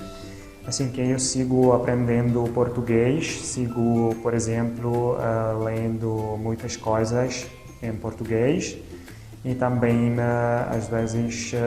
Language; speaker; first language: Portuguese; non-native, fluent; Italian